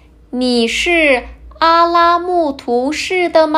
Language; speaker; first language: Chinese; non-native, fluent; Kazakh